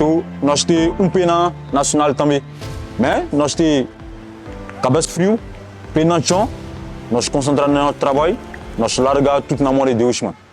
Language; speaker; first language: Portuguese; non-native, learner; French